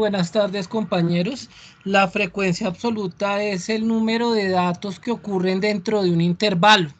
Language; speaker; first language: Spanish; native; Spanish